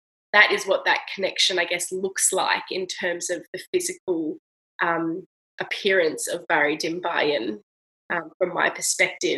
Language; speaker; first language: English; native; English